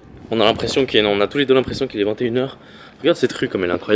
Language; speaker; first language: French; native; French